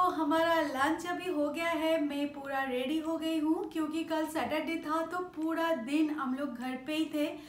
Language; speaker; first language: Hindi; non-native, local second language; Bangla